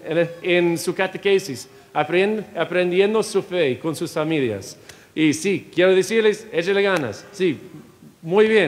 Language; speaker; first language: Spanish; non-native, fluent; English